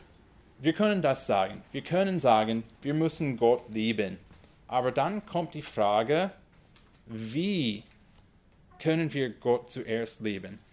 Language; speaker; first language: German; non-native, fluent; English